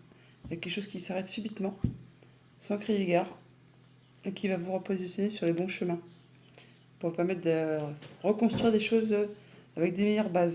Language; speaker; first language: French; native; French